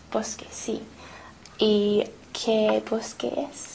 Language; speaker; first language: Spanish; non-native, learner; English